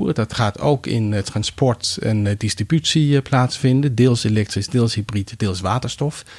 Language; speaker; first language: Dutch; non-native, fluent; Danish